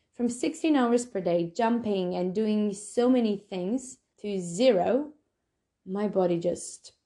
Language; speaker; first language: English; non-native, fluent; Slovenian